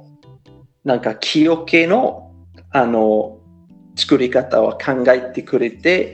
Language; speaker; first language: Japanese; non-native, fluent; English